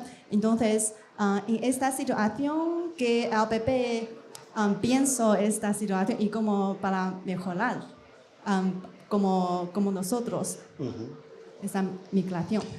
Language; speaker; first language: Spanish; non-native, learner; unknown